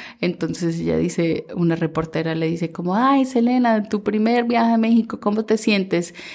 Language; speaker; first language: Spanish; early bilingual, heritage; Spanish